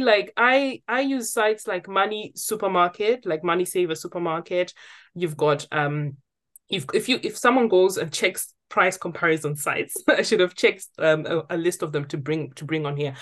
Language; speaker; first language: English; non-native, local second language; Shona